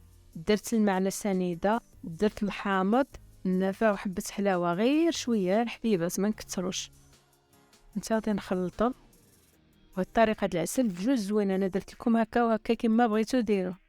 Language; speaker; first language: Arabic; native; Arabic